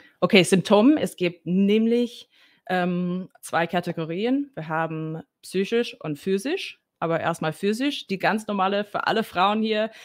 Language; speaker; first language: German; non-native, fluent; English